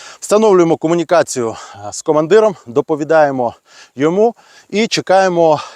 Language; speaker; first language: Ukrainian; native; Ukrainian